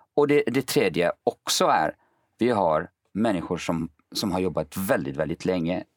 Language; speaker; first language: Swedish; early bilingual, other home language; Kurdish